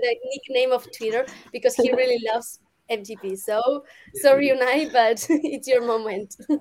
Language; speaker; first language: English; non-native, learner; Spanish